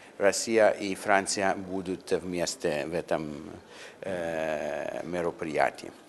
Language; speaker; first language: Russian; non-native, learner; Italian